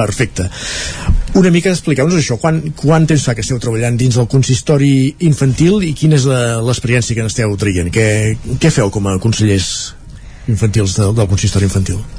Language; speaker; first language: Catalan; native; Catalan